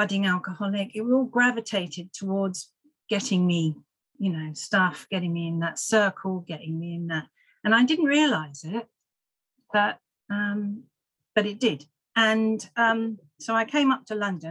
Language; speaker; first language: English; native; English